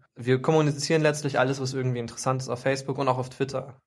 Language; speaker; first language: German; native; German